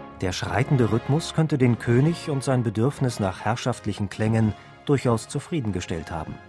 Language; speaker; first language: German; native; German